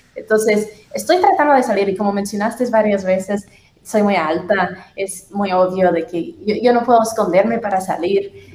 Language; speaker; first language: Spanish; non-native, fluent; English